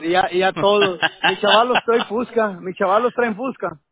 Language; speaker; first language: Spanish; native; Spanish